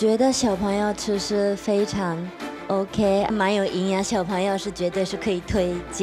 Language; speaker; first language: Chinese; non-native, fluent; Japanese